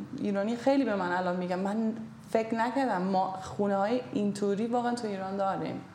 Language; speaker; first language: Persian; non-native, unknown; German